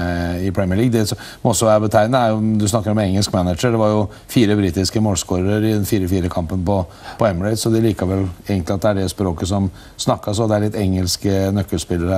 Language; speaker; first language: Norwegian; native; Norwegian